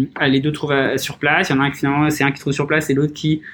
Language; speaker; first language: French; native; French